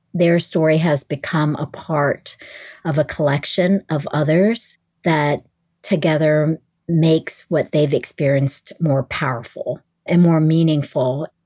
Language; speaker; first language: English; early bilingual, other home language; Vietnamese